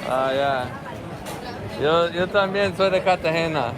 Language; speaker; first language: Spanish; non-native, learner; English